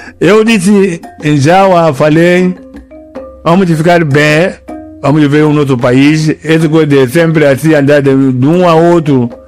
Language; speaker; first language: Portuguese; non-native, local second language; Yao